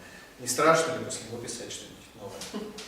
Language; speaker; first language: Russian; native; Russian